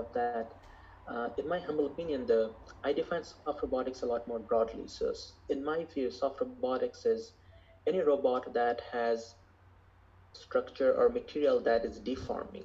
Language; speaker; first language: English; non-native, local second language; Bangla